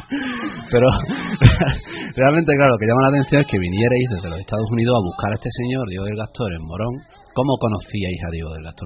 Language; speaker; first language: Spanish; native; Spanish